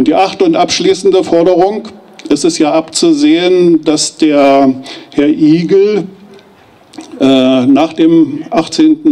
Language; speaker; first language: German; native; German